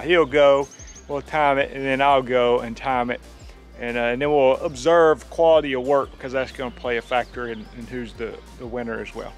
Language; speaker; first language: English; native; English